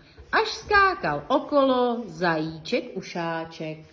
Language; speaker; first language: Czech; native; Czech